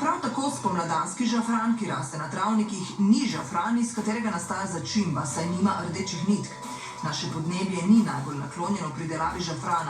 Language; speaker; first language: Slovenian; native; Slovenian